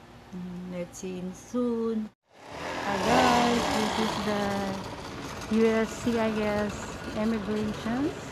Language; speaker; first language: English; non-native, learner; Filipino